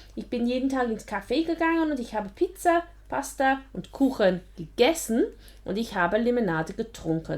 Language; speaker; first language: German; non-native, fluent; English